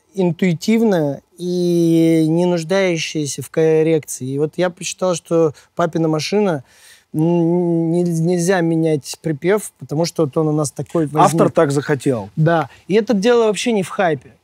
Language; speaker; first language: Russian; native; Russian